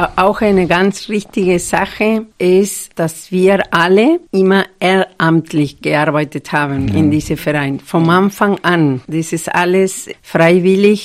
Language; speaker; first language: German; non-native, fluent; Spanish